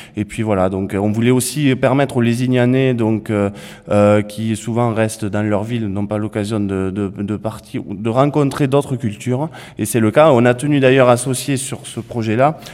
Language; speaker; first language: French; native; French